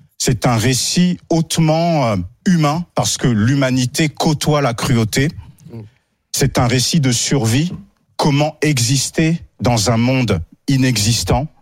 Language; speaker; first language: French; native; French